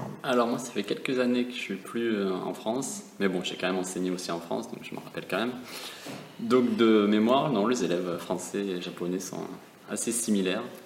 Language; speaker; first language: French; native; French